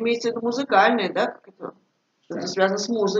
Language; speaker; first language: Russian; native; Russian